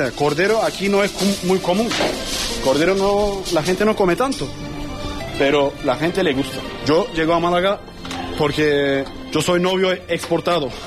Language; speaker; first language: Spanish; non-native, learner; Turkish